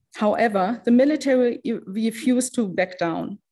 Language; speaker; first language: English; non-native, fluent; German